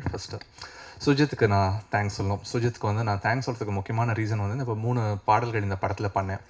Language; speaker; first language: Tamil; native; Tamil